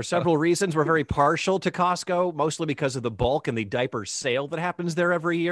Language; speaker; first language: English; native; English